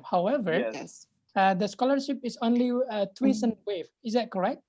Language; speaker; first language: English; non-native, fluent; Indonesian